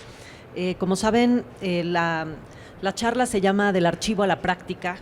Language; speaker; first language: Spanish; native; Spanish